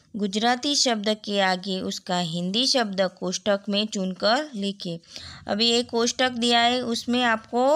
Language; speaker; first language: Hindi; non-native, local second language; Gujarati